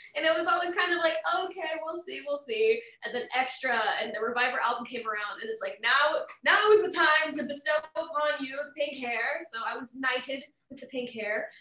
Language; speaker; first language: English; native; English